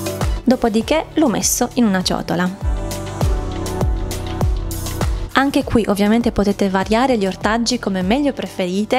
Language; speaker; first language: Italian; native; Italian